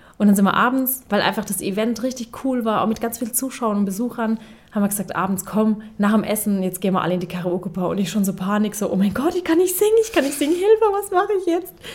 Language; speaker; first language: German; early bilingual, other home language; Turkish